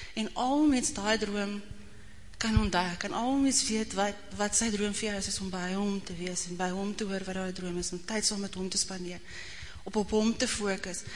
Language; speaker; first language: Afrikaans; native; Afrikaans